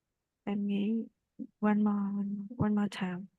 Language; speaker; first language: English; non-native, learner; Vietnamese